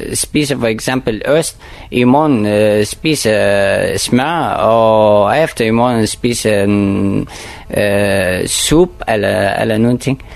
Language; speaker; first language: Danish; non-native, learner; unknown